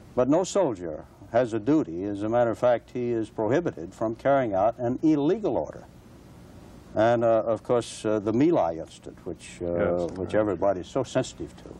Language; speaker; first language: English; native; English